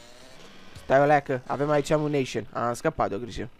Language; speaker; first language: Romanian; native; Romanian